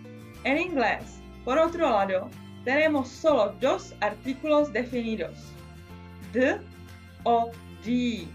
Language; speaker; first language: Spanish; non-native, fluent; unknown